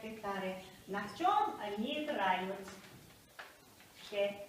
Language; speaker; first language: Russian; non-native, fluent; Mongolian